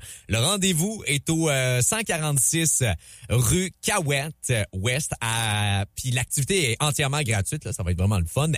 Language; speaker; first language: French; native; French